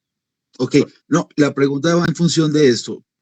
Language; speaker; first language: Spanish; native; Spanish